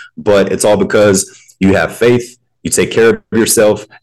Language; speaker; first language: English; native; English